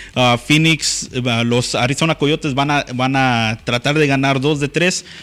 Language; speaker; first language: Spanish; early bilingual, heritage; Spanish